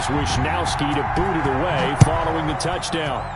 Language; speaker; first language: English; native; English